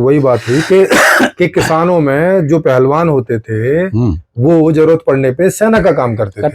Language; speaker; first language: Hindi; native; Hindi